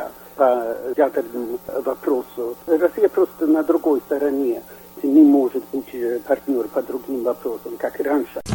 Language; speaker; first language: Russian; non-native, fluent; Swedish